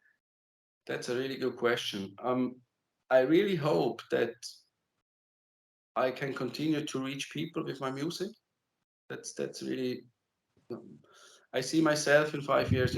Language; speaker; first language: English; non-native, fluent; German